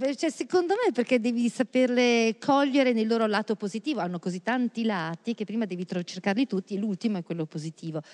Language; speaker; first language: Italian; native; Italian